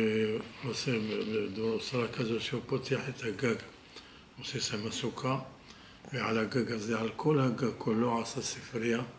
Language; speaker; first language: Hebrew; non-native, fluent; Arabic